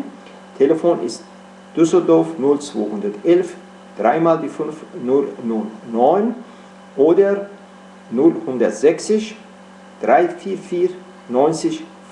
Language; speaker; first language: German; non-native, fluent; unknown